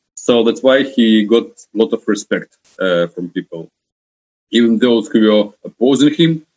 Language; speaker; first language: English; non-native, fluent; Ukrainian